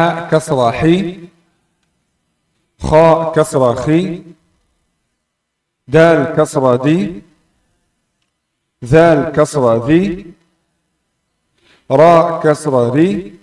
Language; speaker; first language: Arabic; non-native, fluent; Indonesian